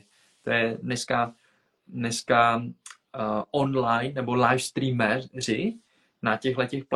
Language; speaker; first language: Czech; early bilingual, other home language; Vietnamese